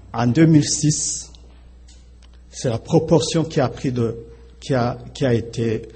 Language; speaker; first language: French; non-native, local second language; Rundi